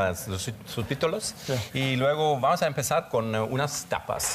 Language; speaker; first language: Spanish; non-native, learner; German